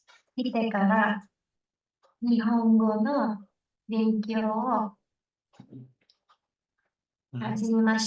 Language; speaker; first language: Japanese; non-native, learner; Indonesian